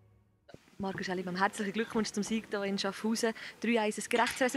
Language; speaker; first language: German; native; German